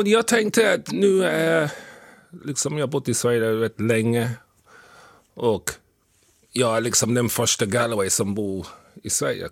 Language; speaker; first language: Swedish; non-native, fluent; English